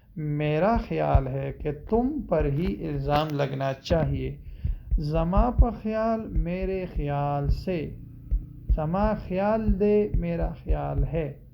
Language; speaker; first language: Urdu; non-native, local second language; Pashto